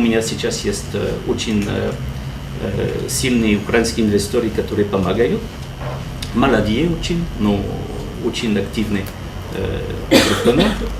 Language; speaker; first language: Russian; non-native, learner; French